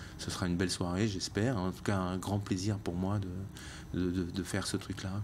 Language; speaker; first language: French; native; French